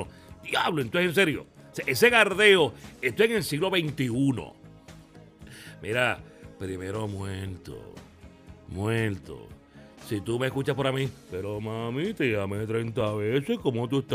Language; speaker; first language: Spanish; native; Spanish